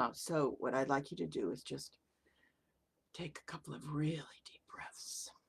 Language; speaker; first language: English; native; English